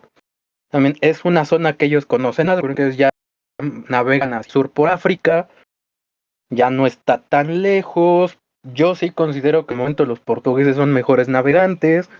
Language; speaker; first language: Spanish; native; Spanish